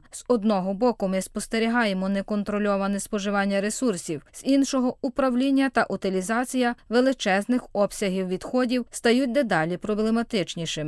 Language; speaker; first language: Ukrainian; native; Ukrainian